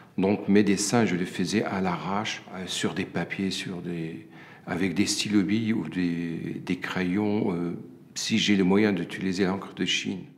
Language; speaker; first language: French; non-native, fluent; Arabic